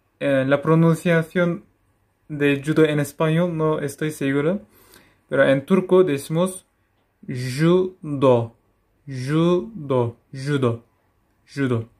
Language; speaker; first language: Spanish; non-native, fluent; Turkish